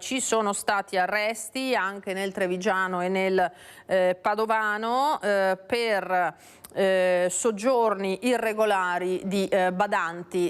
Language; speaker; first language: Italian; native; Italian